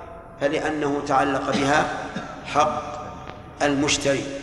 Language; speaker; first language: Arabic; native; Arabic